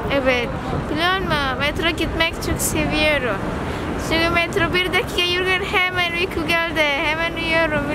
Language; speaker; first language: Turkish; non-native, learner; Indonesian